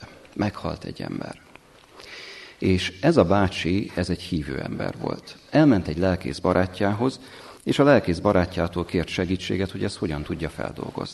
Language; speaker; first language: Hungarian; native; Hungarian